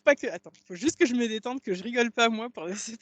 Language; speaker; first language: French; native; French